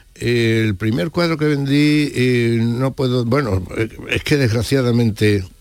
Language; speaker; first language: Spanish; native; Spanish